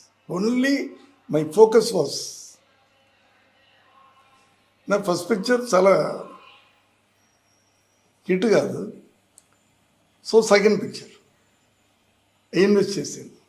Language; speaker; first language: Telugu; non-native, learner; Tamil